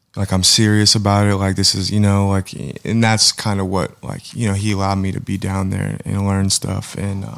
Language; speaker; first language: English; native; English